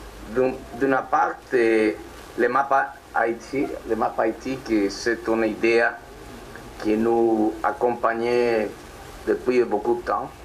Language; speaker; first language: French; non-native, learner; Spanish